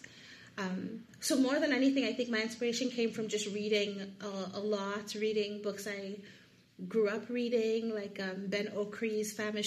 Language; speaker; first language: English; non-native, local second language; Yoruba